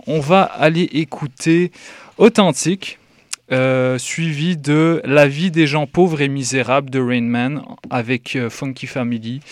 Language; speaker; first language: French; native; French